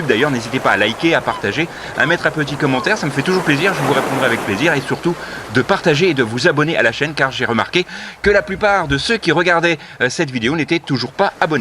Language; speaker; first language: French; native; French